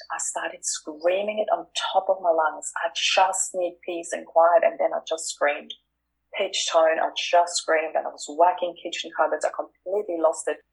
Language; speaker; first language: English; non-native, fluent; German